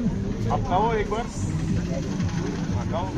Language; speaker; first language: Hindi; non-native, local second language; Telugu